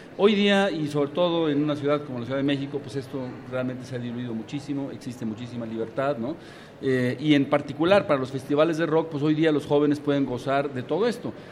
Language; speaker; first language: Spanish; native; Spanish